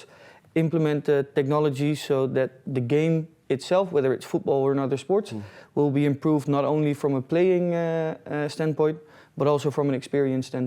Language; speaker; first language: English; non-native, fluent; Dutch